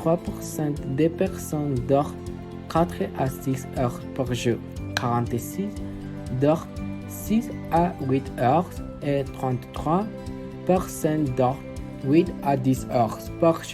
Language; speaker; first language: French; non-native, learner; Spanish